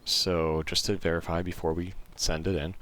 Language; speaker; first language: English; native; English